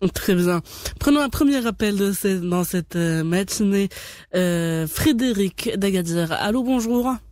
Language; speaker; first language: French; non-native, local second language; Arabic